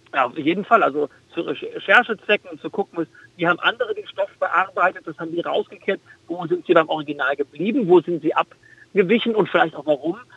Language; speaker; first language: German; native; German